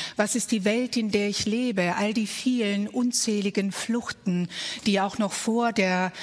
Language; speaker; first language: German; early bilingual, other home language; Croatian